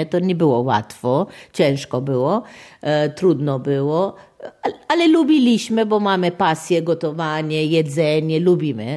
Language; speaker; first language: Polish; non-native, fluent; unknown